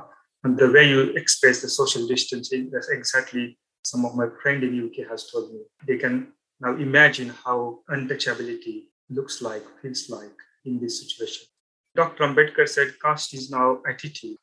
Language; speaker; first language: English; non-native, local second language; Marathi